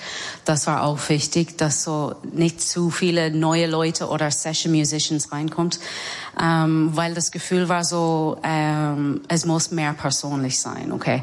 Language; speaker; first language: German; non-native, learner; English